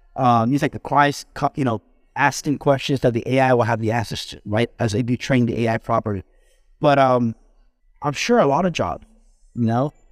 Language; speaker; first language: English; early bilingual, other home language; Spanish